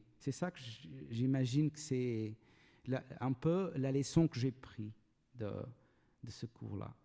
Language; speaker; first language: French; non-native, learner; Portuguese